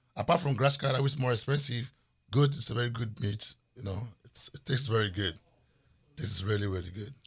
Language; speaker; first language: English; non-native, local second language; Ewe